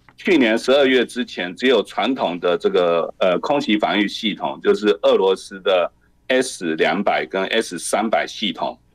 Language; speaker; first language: Chinese; native; Chinese